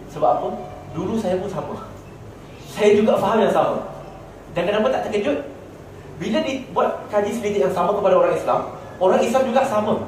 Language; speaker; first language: Malay; non-native, local second language; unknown